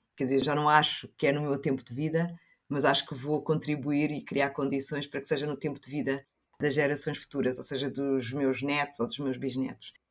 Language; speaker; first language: Portuguese; early bilingual, other home language; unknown